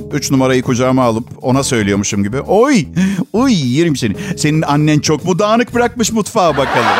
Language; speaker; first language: Turkish; non-native, fluent; Italian